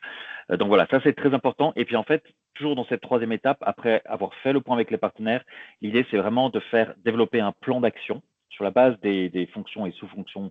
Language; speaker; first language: French; native; French